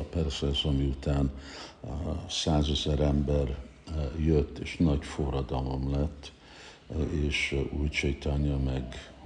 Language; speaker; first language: Hungarian; early bilingual, heritage; Hungarian